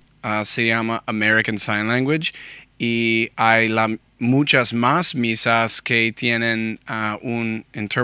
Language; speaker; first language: Spanish; non-native, learner; English